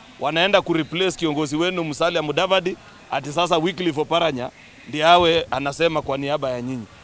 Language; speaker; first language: Swahili; non-native, local second language; Kalenjin